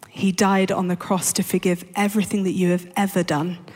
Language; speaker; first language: English; native; English